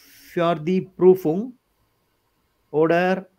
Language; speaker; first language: German; non-native, learner; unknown